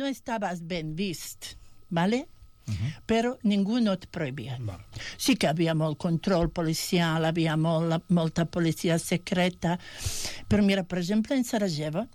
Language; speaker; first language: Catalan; non-native, fluent; Bosnian